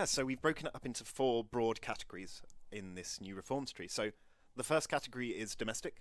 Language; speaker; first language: English; native; English